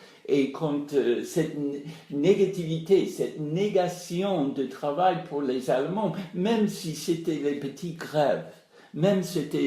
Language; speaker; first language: French; non-native, fluent; English